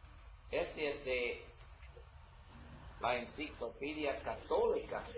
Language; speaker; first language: Spanish; non-native, learner; English